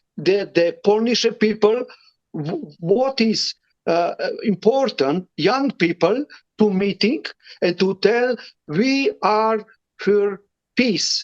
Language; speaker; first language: English; non-native, learner; Romany